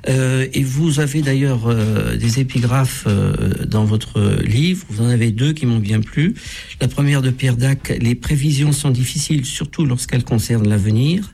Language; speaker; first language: French; native; French